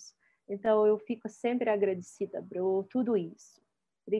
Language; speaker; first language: Portuguese; non-native, fluent; Arabic